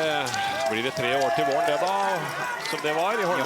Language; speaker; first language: Norwegian; native; Norwegian